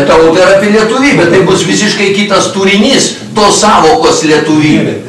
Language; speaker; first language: Lithuanian; native; Lithuanian